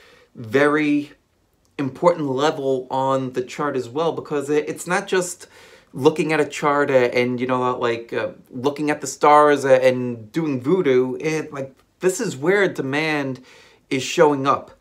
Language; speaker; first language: English; native; English